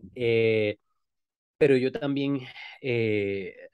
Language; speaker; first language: Spanish; native; Spanish